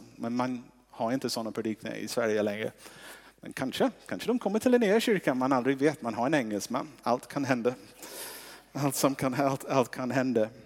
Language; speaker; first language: Swedish; non-native, fluent; English